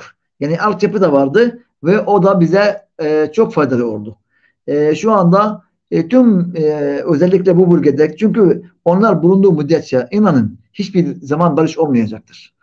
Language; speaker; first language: Turkish; non-native, fluent; Arabic